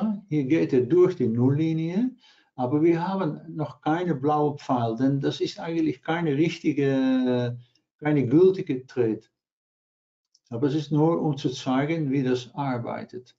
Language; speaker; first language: German; non-native, learner; Dutch